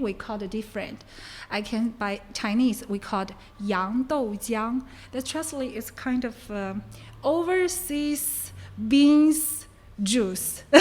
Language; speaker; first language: English; non-native, learner; Chinese